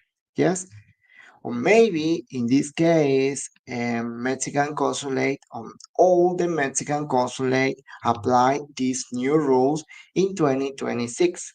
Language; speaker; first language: English; non-native, learner; Spanish